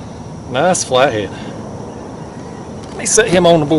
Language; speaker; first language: English; native; English